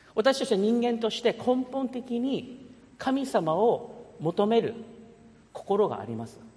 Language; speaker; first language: Japanese; early bilingual, heritage; Japanese